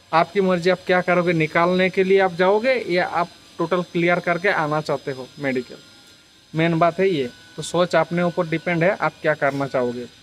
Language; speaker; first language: Hindi; non-native, local second language; Bangla